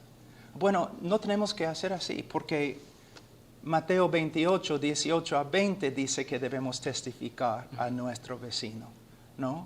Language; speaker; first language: Spanish; non-native, fluent; English